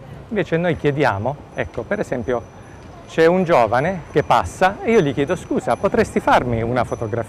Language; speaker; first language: Italian; native; Italian